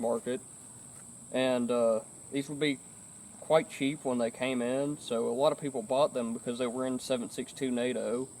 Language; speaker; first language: English; native; English